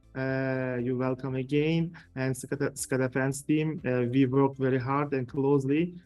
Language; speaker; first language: English; non-native, fluent; Turkish